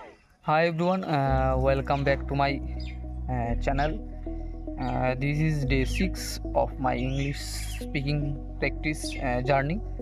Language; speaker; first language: English; non-native, learner; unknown